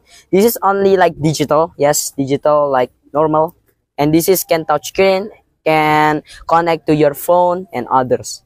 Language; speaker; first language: English; non-native, learner; Indonesian